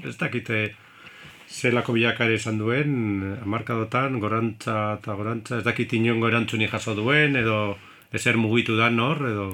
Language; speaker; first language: Basque; native; Basque